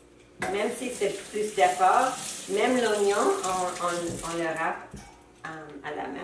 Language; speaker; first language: French; non-native, fluent; English